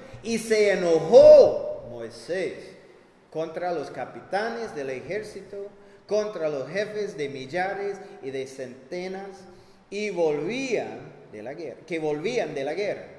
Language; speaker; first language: Spanish; non-native, fluent; English